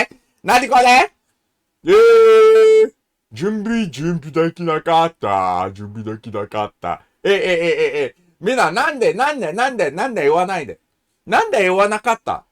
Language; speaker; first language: Japanese; non-native, learner; English